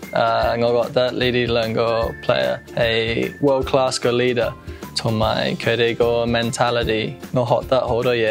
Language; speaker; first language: Cantonese; early bilingual, heritage; English